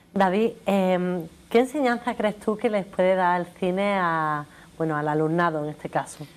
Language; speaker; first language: Spanish; native; Spanish